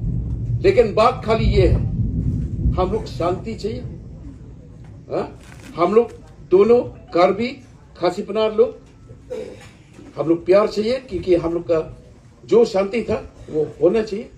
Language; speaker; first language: Hindi; non-native, local second language; Khasi